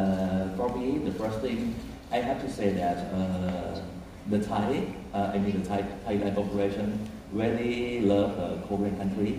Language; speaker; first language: English; non-native, fluent; Thai